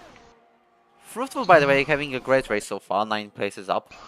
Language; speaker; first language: English; non-native, fluent; Polish